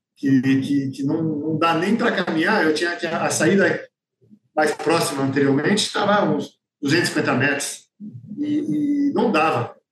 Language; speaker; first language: Portuguese; non-native, fluent; French